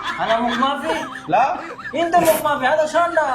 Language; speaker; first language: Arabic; non-native, learner; Bangla